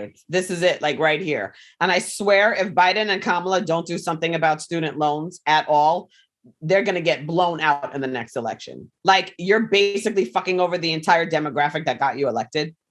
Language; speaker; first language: English; native; English